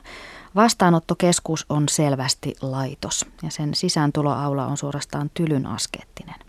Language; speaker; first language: Finnish; native; Finnish